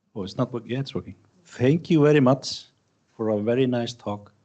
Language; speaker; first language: English; non-native, fluent; Icelandic